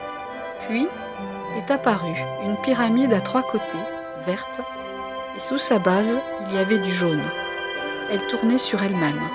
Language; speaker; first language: French; native; French